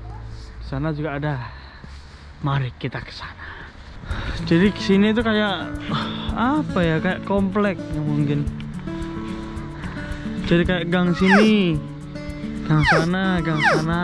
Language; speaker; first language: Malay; non-native, local second language; Javanese